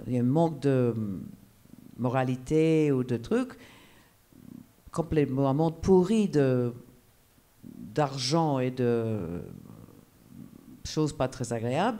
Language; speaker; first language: French; non-native, fluent; English